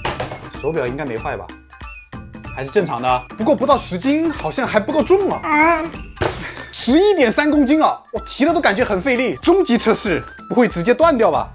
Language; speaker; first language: Chinese; native; Chinese